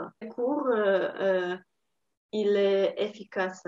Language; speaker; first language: French; non-native, learner; Polish